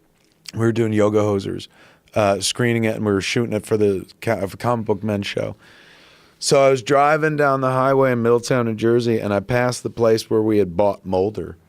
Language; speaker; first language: English; native; English